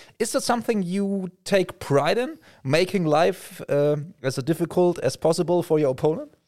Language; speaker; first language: English; non-native, fluent; German